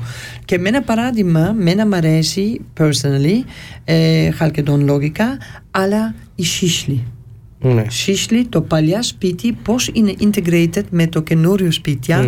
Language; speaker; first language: Greek; early bilingual, heritage; Greek